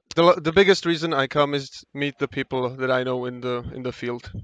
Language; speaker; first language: English; non-native, fluent; Czech